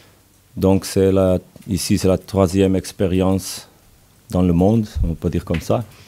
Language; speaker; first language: French; non-native, learner; Portuguese